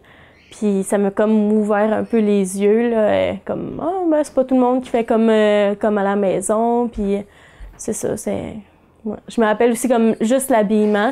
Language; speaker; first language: French; native; French